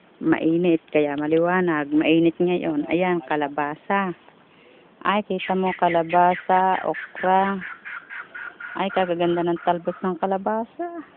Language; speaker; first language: Filipino; native; Filipino